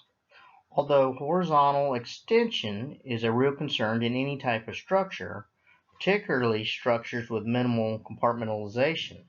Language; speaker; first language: English; native; English